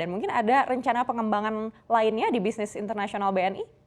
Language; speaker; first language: Indonesian; native; Indonesian